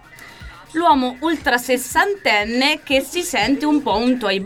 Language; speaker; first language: Italian; native; Italian